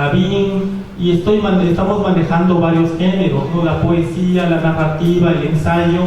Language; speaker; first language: Spanish; non-native, local second language; Zapotec